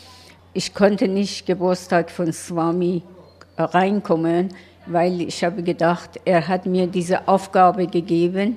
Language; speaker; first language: German; non-native, learner; Persian